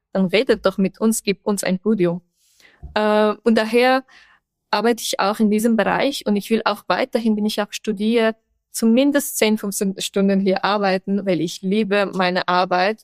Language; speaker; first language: German; non-native, fluent; Persian